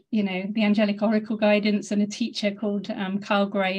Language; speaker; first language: English; native; English